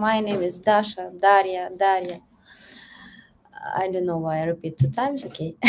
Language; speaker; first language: English; non-native, learner; Russian